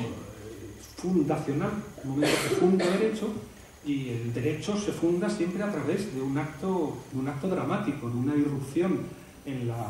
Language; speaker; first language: Spanish; native; Spanish